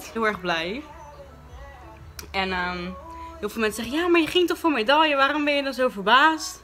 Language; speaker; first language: Dutch; native; Dutch